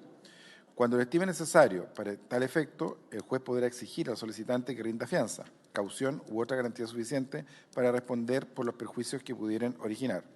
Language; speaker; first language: Spanish; native; Spanish